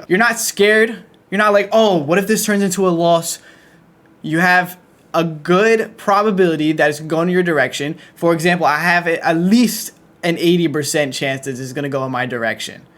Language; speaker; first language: English; native; English